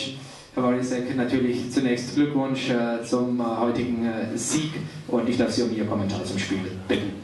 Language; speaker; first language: German; native; German